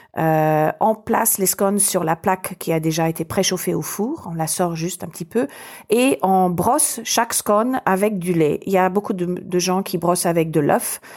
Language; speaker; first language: French; non-native, fluent; English